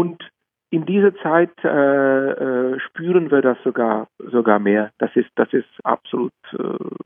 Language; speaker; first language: German; non-native, fluent; Czech